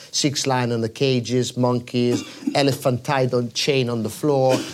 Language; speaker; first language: English; non-native, fluent; Italian